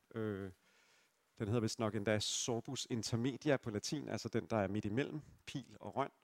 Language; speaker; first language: Danish; native; Danish